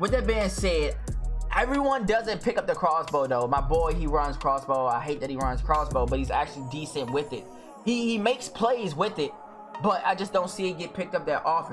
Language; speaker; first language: English; native; English